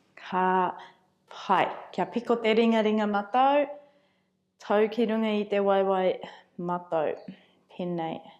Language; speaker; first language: Māori; non-native, fluent; English